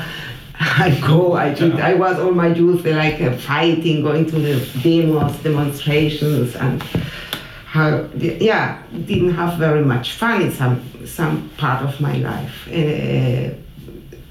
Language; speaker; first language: English; non-native, fluent; Spanish